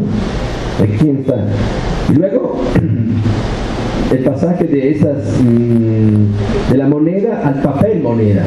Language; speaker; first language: Spanish; non-native, fluent; Italian